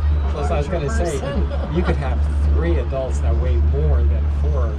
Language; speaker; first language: English; native; English